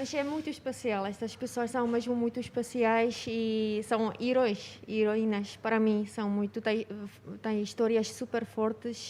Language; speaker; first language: Portuguese; non-native, fluent; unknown